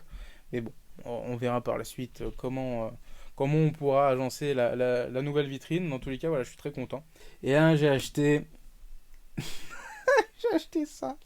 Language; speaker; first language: French; native; French